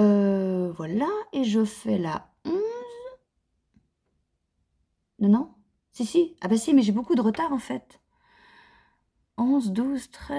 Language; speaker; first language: French; native; French